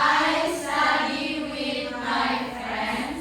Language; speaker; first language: English; non-native, learner; Indonesian